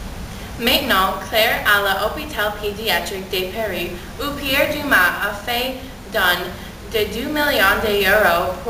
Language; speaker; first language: French; non-native, learner; English